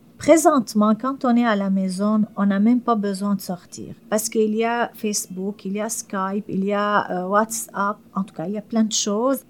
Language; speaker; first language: French; non-native, fluent; Arabic